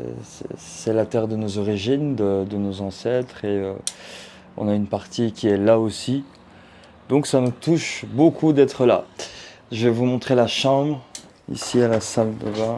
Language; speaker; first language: French; early bilingual, heritage; Turkish